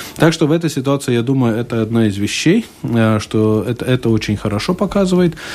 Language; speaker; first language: Russian; non-native, local second language; Latvian